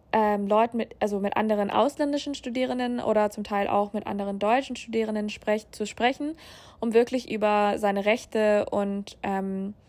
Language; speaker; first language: German; non-native, fluent; English